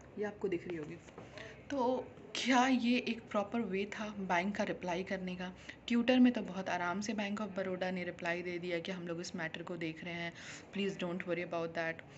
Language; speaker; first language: Hindi; native; Hindi